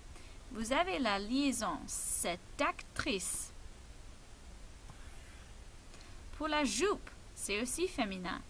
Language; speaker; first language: French; non-native, fluent; English